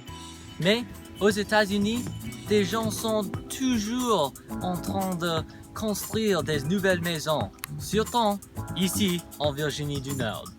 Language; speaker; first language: French; non-native, learner; English